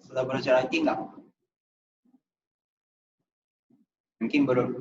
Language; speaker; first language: Indonesian; non-native, fluent; Japanese